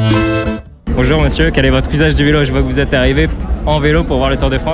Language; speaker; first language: French; native; French